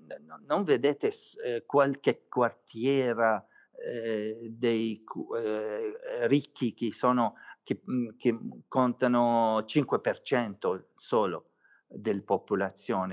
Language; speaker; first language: Italian; non-native, fluent; Arabic